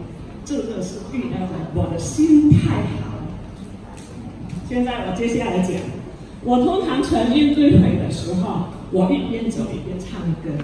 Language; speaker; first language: Chinese; early bilingual, heritage; Chinese